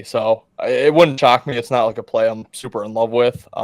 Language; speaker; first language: English; native; English